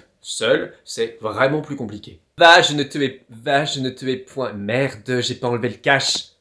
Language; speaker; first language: French; native; French